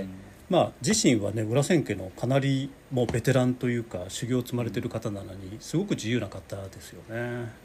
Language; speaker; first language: Japanese; native; Japanese